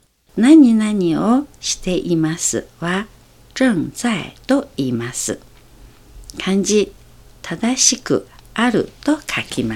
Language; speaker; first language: Japanese; non-native, fluent; Chinese